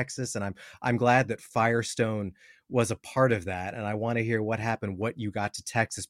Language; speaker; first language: English; native; English